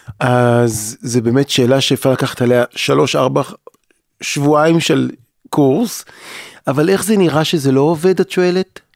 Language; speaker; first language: Hebrew; native; Hebrew